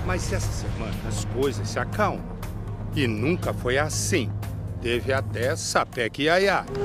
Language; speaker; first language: Portuguese; native; Portuguese